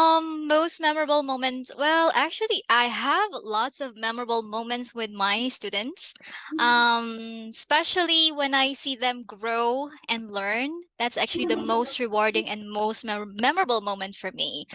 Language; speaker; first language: English; non-native, fluent; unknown